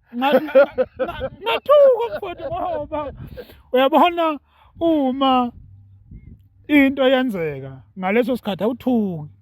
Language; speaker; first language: Zulu; native; Zulu